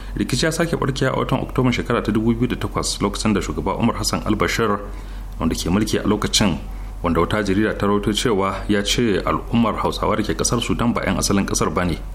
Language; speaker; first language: Hausa; native; Hausa